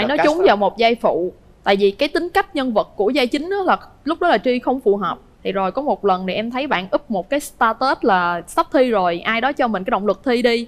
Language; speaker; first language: Vietnamese; native; Vietnamese